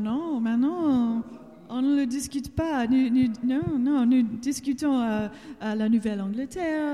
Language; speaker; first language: French; non-native, learner; English